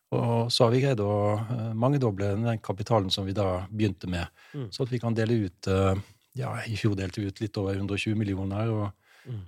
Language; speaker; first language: Norwegian; native; Norwegian